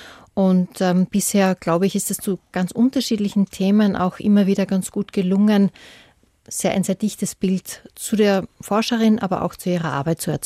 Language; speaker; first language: German; native; German